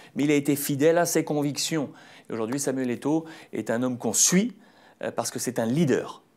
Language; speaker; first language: French; native; French